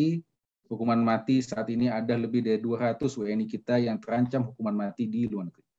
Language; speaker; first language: Indonesian; native; Indonesian